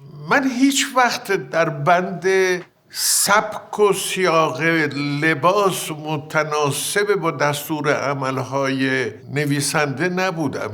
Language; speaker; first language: Persian; native; Persian